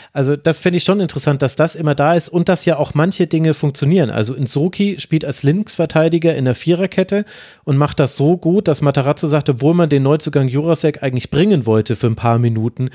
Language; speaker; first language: German; native; German